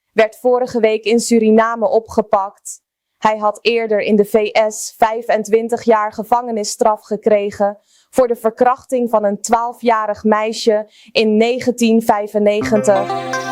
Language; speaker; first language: Dutch; native; Dutch